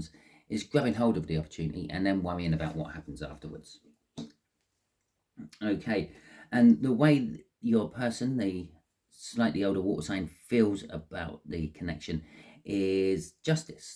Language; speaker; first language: English; native; English